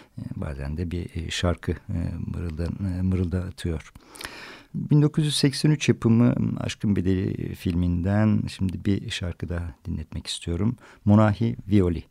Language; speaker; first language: Turkish; native; Turkish